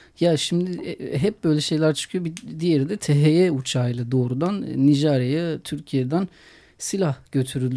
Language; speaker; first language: Turkish; native; Turkish